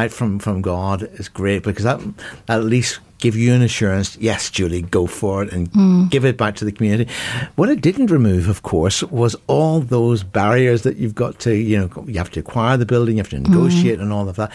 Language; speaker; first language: English; native; English